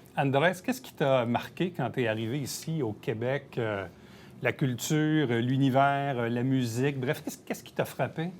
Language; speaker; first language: French; native; French